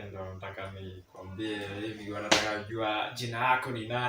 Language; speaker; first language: Swahili; non-native, local second language; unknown